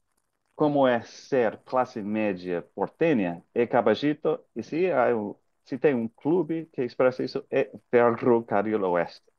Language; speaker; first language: Portuguese; non-native, fluent; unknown